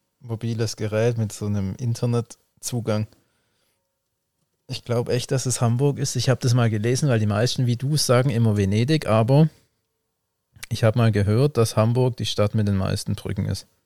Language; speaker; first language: German; native; German